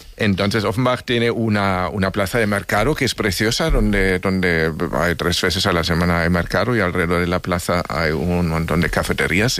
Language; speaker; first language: Spanish; non-native, fluent; German